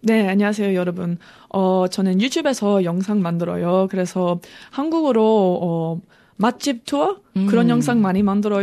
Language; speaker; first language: Korean; non-native, learner; English